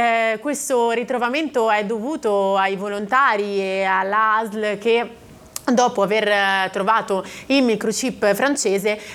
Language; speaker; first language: Italian; native; Italian